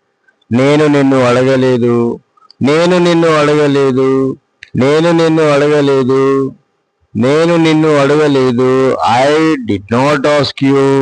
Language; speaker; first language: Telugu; non-native, fluent; Hindi